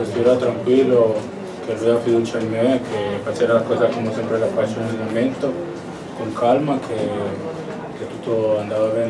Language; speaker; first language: Italian; non-native, learner; Spanish